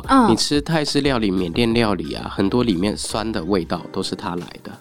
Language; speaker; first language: Chinese; early bilingual, other home language; Burmese